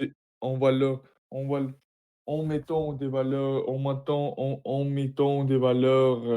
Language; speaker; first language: French; non-native, learner; Russian